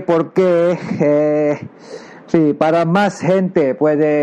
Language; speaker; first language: Spanish; non-native, learner; Filipino